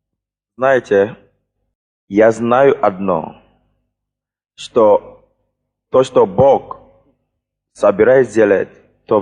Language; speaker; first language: Russian; non-native, fluent; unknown